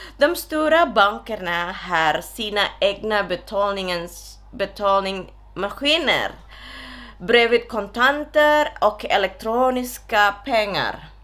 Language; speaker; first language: Swedish; non-native, learner; Indonesian